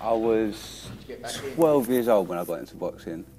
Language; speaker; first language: English; native; English